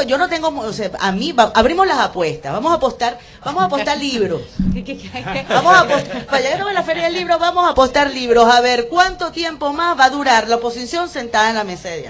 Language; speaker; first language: Spanish; native; Spanish